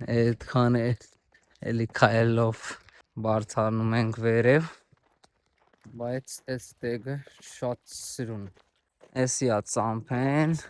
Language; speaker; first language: Armenian; non-native, learner; Hindi